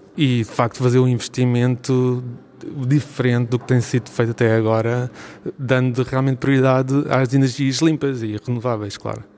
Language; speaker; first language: Portuguese; native; Portuguese